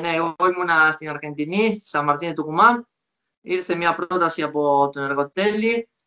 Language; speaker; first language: Greek; non-native, fluent; Spanish